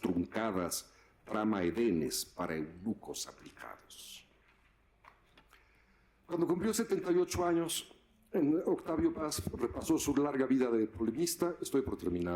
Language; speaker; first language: Spanish; native; Spanish